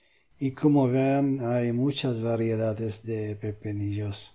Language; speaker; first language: Spanish; non-native, fluent; Arabic